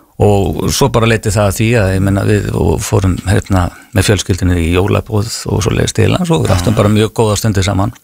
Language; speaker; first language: Icelandic; native; Icelandic